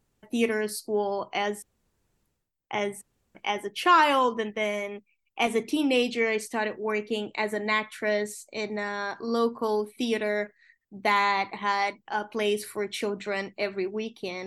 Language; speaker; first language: English; non-native, fluent; Portuguese